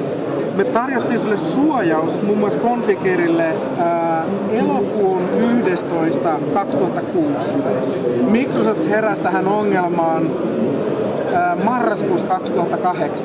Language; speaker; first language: Finnish; native; Finnish